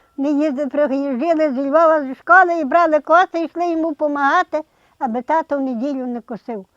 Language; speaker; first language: Ukrainian; native; Ukrainian